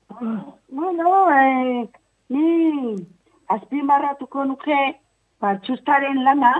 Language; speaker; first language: Basque; non-native, local second language; Spanish